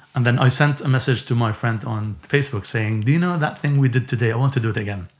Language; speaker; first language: English; non-native, fluent; Arabic